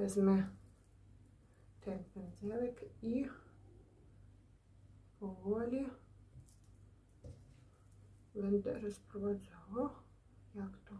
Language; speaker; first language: Polish; non-native, learner; Ukrainian